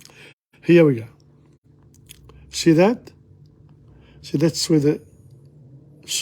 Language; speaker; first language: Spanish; non-native, fluent; English